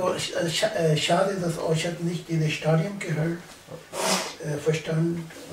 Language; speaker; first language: German; non-native, learner; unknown